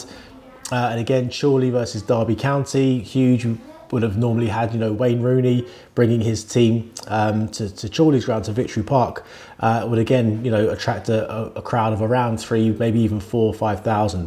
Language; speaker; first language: English; native; English